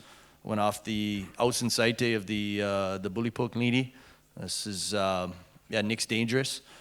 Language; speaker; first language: German; non-native, learner; English